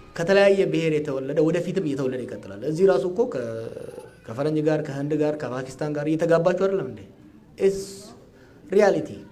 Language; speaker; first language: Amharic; non-native, local second language; Oromo